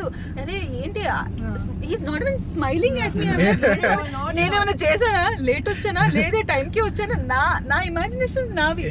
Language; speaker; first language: Telugu; native; Telugu